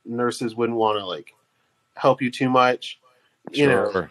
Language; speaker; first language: English; native; English